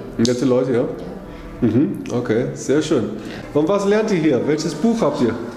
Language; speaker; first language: German; native; German